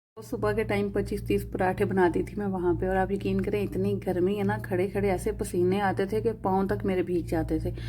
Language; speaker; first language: Urdu; non-native, local second language; Punjabi